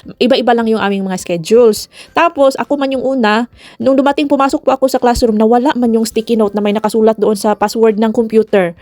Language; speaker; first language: Filipino; non-native, local second language; Cebuano